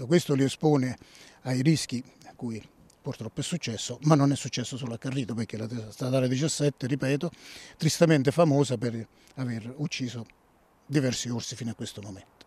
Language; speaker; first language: Italian; native; Italian